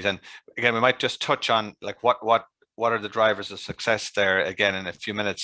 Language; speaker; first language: English; native; English